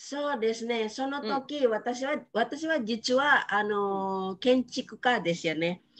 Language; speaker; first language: Japanese; non-native, fluent; Indonesian